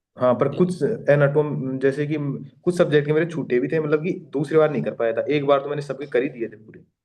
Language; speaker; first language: Hindi; native; Hindi